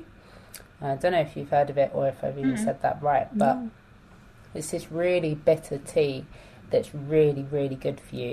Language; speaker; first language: English; native; English